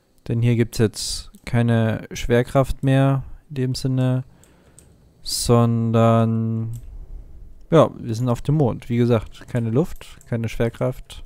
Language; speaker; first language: German; native; German